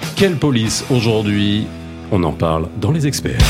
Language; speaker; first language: French; native; French